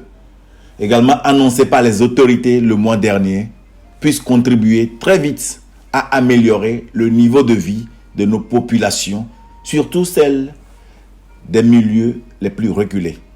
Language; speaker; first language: French; native; French